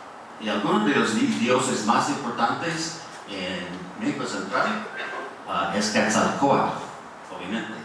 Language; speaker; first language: Spanish; non-native, fluent; English